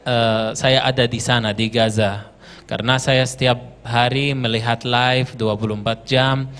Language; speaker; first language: Indonesian; non-native, fluent; Arabic